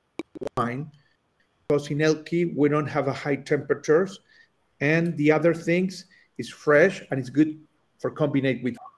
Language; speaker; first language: English; non-native, learner; Spanish